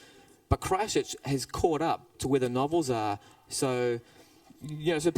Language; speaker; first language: English; native; English